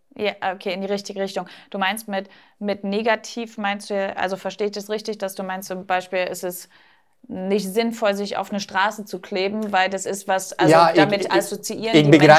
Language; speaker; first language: German; native; German